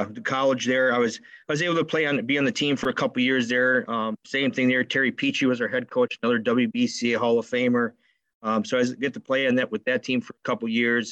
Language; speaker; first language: English; native; English